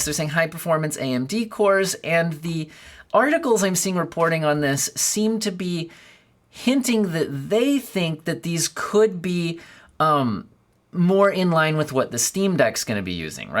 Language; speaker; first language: English; native; English